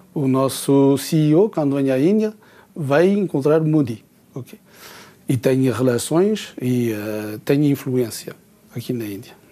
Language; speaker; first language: Portuguese; early bilingual, heritage; Portuguese